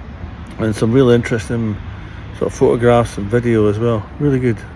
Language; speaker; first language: English; native; English